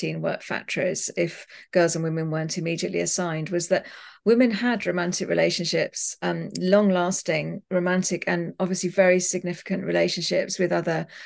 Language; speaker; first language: English; native; English